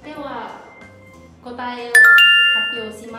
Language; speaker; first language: Japanese; non-native, learner; Vietnamese